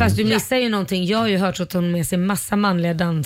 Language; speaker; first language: Swedish; native; Swedish